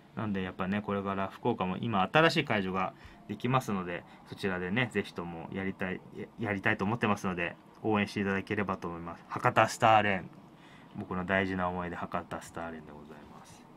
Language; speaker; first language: Japanese; native; Japanese